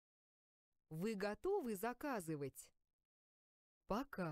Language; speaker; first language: Russian; non-native, learner; English